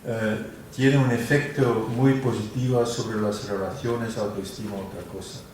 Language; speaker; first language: Spanish; non-native, fluent; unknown